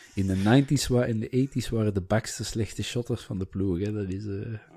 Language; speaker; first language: Dutch; native; Dutch